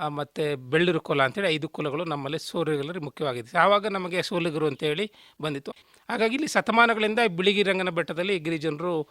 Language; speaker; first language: Kannada; native; Kannada